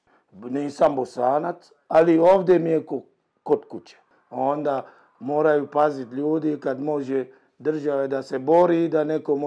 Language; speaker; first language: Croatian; non-native, learner; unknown